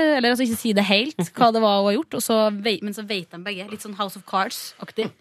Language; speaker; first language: Norwegian; native; Norwegian